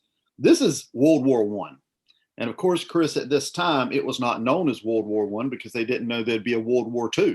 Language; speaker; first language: English; native; English